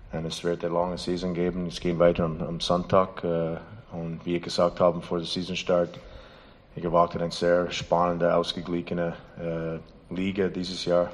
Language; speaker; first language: German; non-native, fluent; English